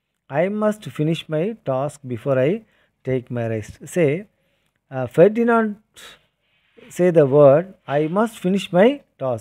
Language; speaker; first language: English; non-native, local second language; Tamil